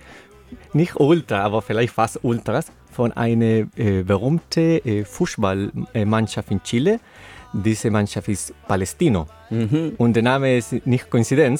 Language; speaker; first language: German; non-native, learner; Spanish